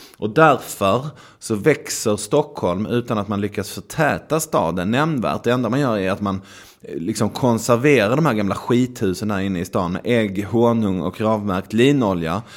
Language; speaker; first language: Swedish; native; Swedish